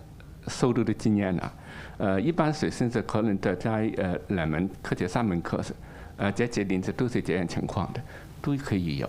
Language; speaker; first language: Chinese; non-native, local second language; Cantonese